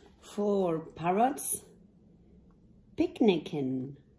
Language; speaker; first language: English; non-native, fluent; Spanish